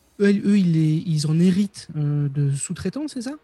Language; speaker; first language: French; native; French